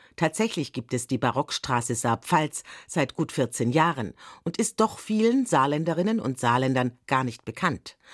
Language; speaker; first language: German; native; German